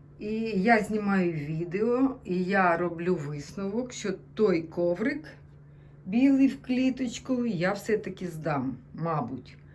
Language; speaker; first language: Ukrainian; non-native, local second language; Russian